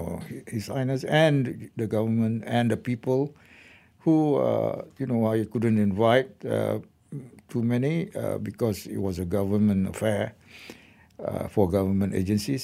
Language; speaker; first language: English; non-native, local second language; Malay